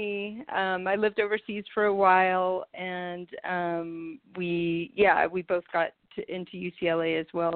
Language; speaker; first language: English; native; English